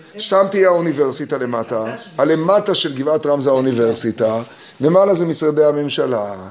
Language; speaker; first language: Hebrew; native; Hebrew